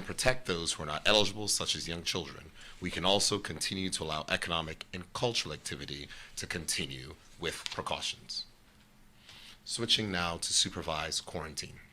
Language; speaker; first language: English; native; English